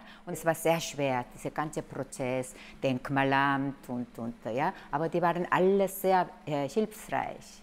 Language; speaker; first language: German; non-native, learner; Korean